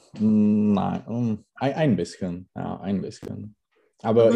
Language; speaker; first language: German; non-native, learner; Czech